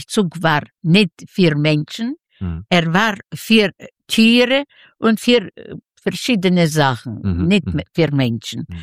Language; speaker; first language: German; non-native, learner; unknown